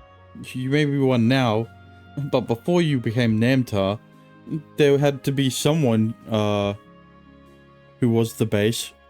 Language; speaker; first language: English; native; English